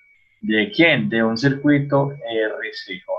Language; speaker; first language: Spanish; native; Spanish